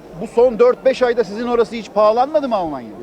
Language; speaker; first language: Turkish; native; Turkish